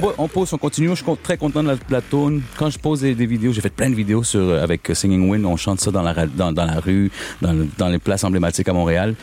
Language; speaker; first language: French; early bilingual, other home language; Spanish